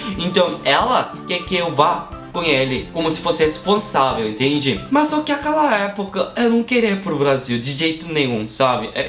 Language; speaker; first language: Portuguese; non-native, fluent; Korean